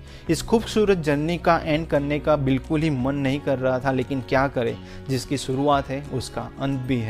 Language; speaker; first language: Hindi; native; Hindi